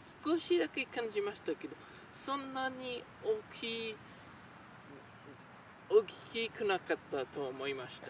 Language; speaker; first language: Japanese; non-native, learner; French